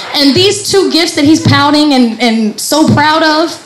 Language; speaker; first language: English; native; English